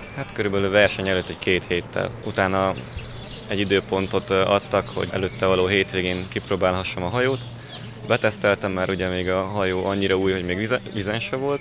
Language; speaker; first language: Hungarian; native; Hungarian